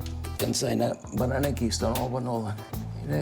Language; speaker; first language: German; non-native, fluent; Portuguese